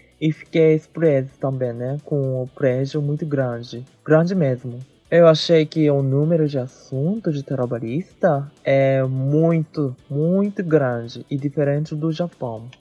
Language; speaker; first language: Portuguese; early bilingual, heritage; Japanese